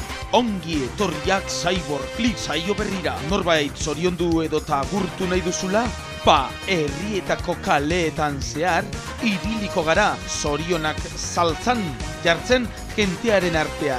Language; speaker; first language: Basque; native; Basque